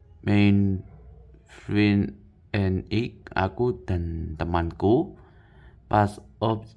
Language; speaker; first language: Dutch; non-native, learner; Indonesian